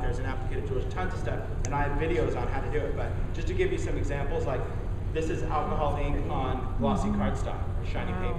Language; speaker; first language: English; native; English